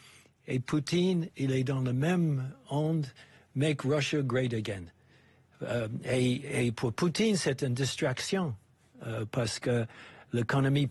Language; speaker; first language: French; non-native, fluent; English